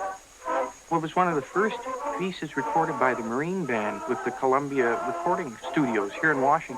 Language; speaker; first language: English; native; English